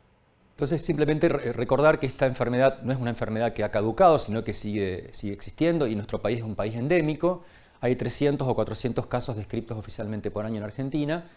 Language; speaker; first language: Spanish; native; Spanish